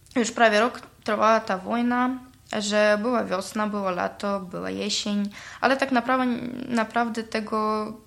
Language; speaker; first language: Polish; non-native, learner; Ukrainian